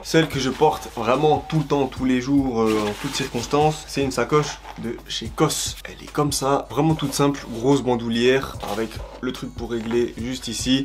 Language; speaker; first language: French; native; French